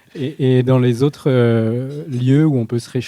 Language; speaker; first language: French; native; French